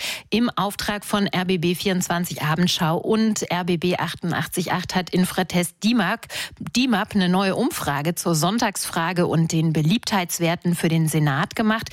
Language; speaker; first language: German; native; German